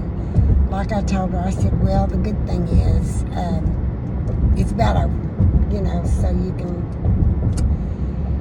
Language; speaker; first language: English; native; English